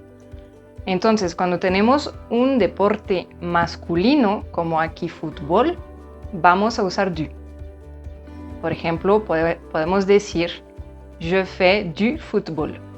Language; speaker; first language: Spanish; non-native, fluent; French